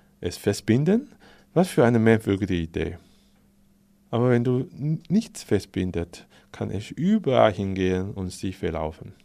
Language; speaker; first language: German; non-native, fluent; Chinese